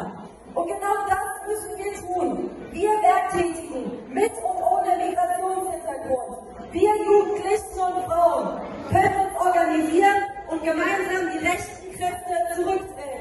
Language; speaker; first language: German; early bilingual, other home language; Turkish